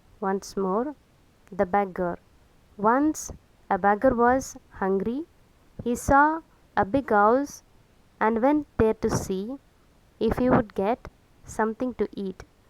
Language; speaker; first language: English; non-native, local second language; Tamil